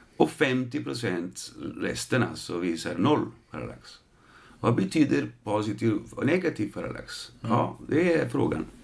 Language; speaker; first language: Swedish; non-native, fluent; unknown